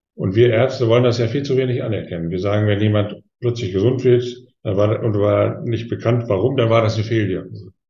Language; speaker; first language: German; native; German